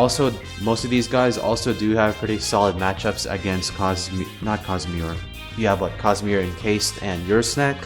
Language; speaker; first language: English; native; English